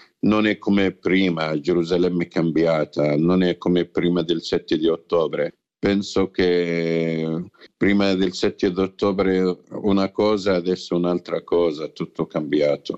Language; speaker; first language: Italian; non-native, fluent; Arabic